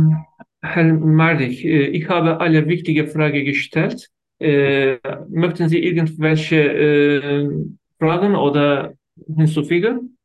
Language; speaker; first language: German; non-native, learner; Turkish